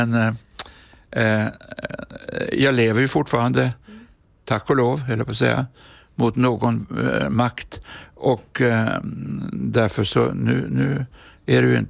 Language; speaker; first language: Swedish; native; Swedish